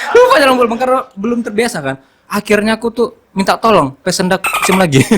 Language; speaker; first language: Indonesian; non-native, local second language; Minangkabau